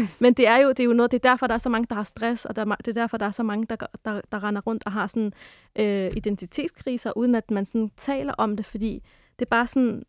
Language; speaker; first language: Danish; early bilingual, other home language; Arabic